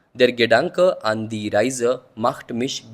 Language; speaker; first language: German; non-native, learner; Hindi